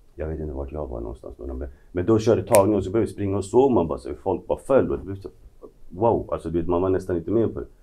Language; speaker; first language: Swedish; early bilingual, other home language; Kurdish